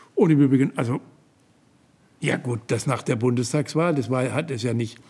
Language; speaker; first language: German; native; German